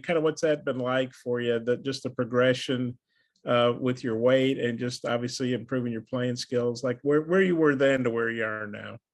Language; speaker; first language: English; native; English